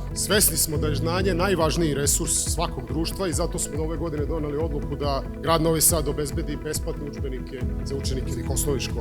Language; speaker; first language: Serbian; native; Serbian